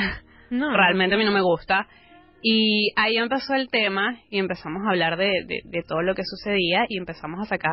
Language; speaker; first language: Spanish; native; Spanish